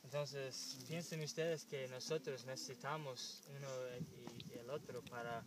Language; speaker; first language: Spanish; non-native, learner; English